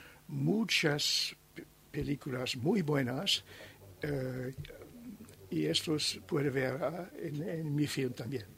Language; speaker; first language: Spanish; non-native, learner; German